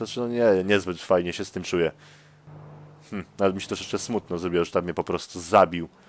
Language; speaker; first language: Polish; native; Polish